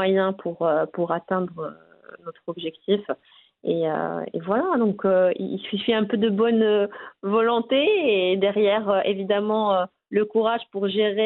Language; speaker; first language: French; non-native, local second language; Arabic